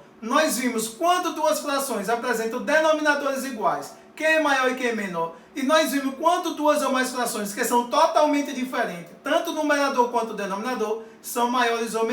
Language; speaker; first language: Portuguese; native; Portuguese